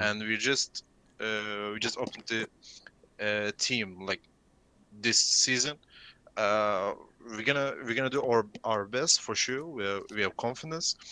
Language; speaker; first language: English; non-native, learner; Turkish